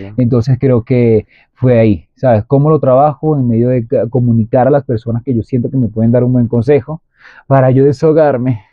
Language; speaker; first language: Spanish; native; Spanish